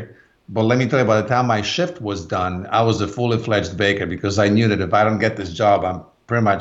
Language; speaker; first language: English; non-native, fluent; Polish